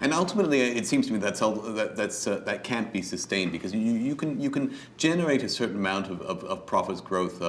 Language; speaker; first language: English; native; English